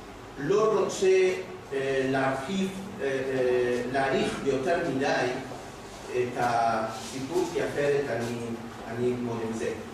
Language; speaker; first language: Hebrew; non-native, fluent; Spanish